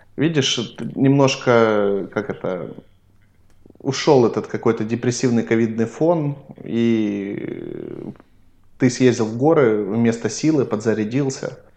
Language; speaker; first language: Russian; native; Russian